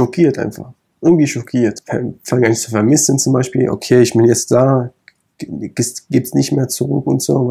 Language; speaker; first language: German; non-native, fluent; Kurdish